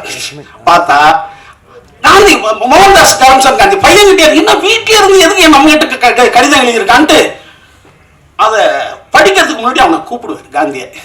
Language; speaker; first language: Tamil; native; Tamil